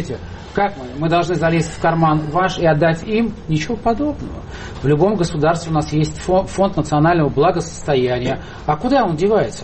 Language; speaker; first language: Russian; native; Russian